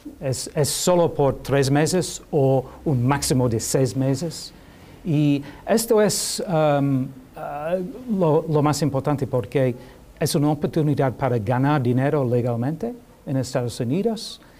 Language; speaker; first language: Spanish; non-native, learner; English